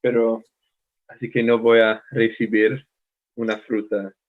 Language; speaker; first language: Spanish; non-native, learner; English